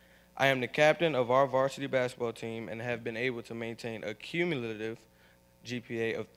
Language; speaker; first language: English; native; English